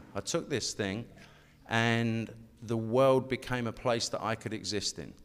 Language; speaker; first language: English; native; English